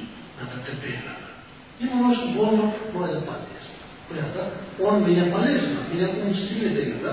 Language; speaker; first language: Russian; non-native, learner; Tibetan